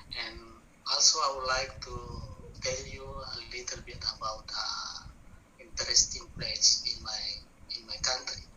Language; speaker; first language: English; non-native, learner; Indonesian